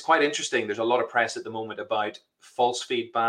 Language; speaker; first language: English; native; English